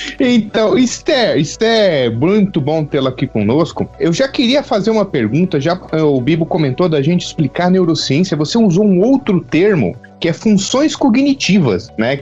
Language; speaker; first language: Portuguese; native; Portuguese